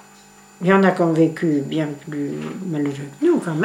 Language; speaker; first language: French; native; French